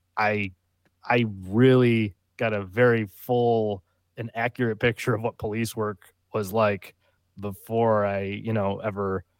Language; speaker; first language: English; native; English